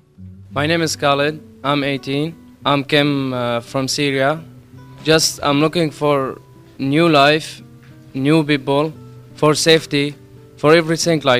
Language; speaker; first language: English; non-native, learner; Arabic